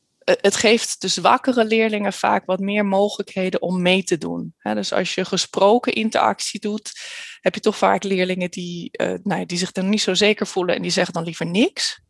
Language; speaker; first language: Dutch; early bilingual, heritage; Dutch